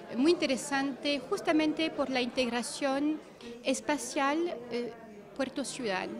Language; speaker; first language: Spanish; non-native, fluent; French